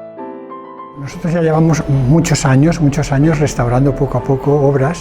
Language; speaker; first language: Spanish; native; Spanish